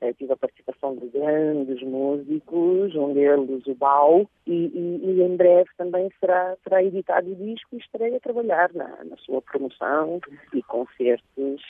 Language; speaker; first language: Portuguese; non-native, local second language; Kabuverdianu